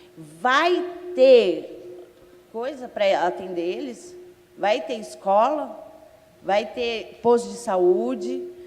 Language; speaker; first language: Portuguese; native; Portuguese